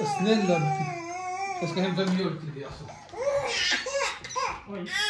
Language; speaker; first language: Swedish; early bilingual, other home language; Turkish